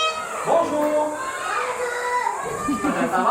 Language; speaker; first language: French; non-native, fluent; Indonesian